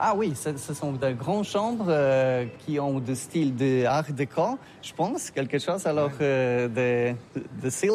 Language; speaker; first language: French; non-native, learner; Polish